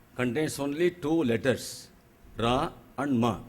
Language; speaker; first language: English; non-native, local second language; Telugu